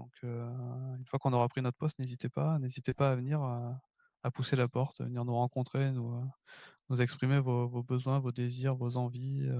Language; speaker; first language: French; native; French